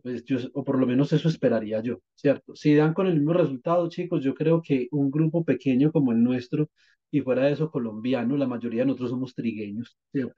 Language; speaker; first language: Spanish; native; Spanish